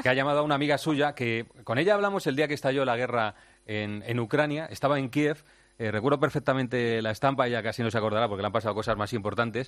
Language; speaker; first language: Spanish; native; Spanish